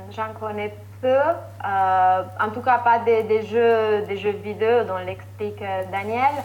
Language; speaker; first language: French; non-native, fluent; Romanian